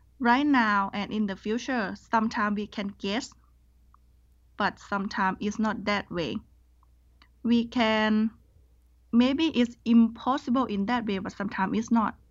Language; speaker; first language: English; non-native, learner; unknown